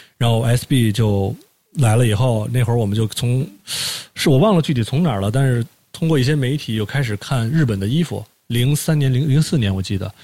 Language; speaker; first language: Chinese; native; Chinese